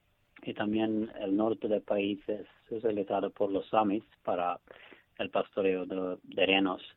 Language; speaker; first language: Spanish; non-native, fluent; Swedish